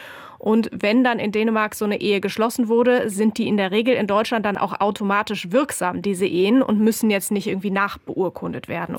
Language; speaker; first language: German; native; German